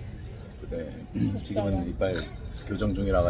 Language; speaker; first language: Korean; native; Korean